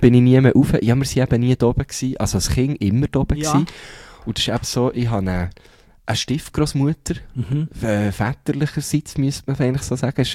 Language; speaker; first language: German; native; German